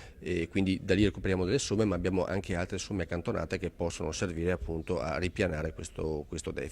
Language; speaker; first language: Italian; native; Italian